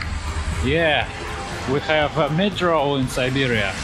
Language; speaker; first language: English; non-native, learner; Russian